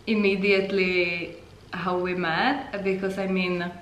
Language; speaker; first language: English; non-native, fluent; Czech